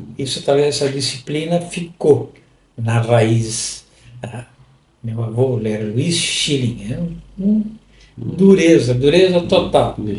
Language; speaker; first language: Portuguese; non-native, local second language; German